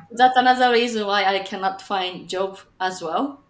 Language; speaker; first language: English; non-native, fluent; Japanese